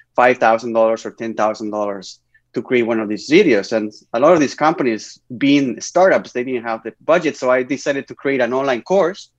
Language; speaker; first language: English; non-native, fluent; Spanish